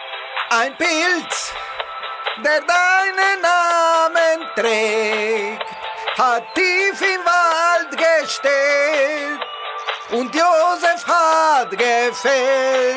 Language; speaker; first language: German; non-native, learner; Slovenian